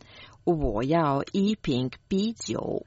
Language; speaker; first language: Chinese; non-native, learner; Croatian